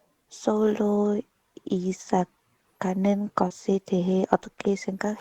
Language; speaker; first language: Korean; non-native, learner; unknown